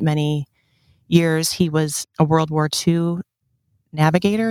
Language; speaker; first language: English; native; English